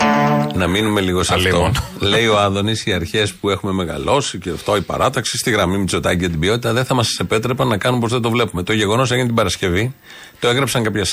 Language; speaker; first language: Greek; native; Greek